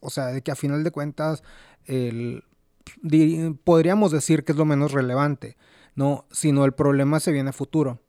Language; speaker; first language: Spanish; native; Spanish